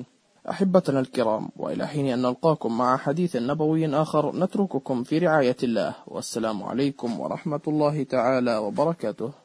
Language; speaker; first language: Arabic; native; Arabic